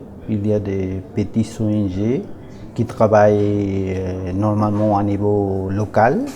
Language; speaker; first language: French; non-native, learner; Spanish